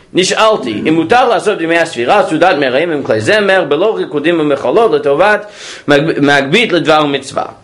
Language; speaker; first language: Hebrew; non-native, fluent; English